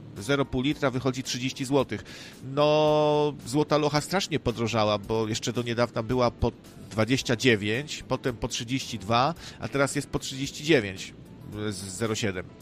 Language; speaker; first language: Polish; native; Polish